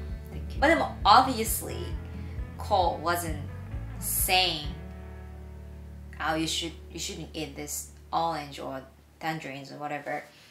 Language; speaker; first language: English; non-native, fluent; Japanese